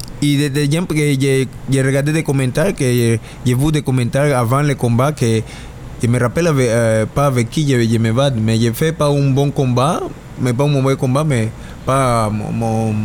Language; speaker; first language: French; non-native, learner; Spanish